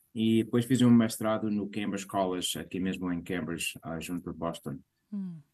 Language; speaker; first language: Portuguese; native; Portuguese